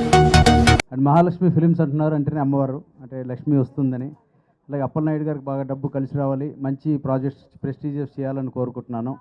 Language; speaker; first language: Telugu; native; Telugu